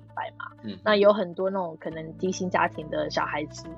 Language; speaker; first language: Chinese; non-native, fluent; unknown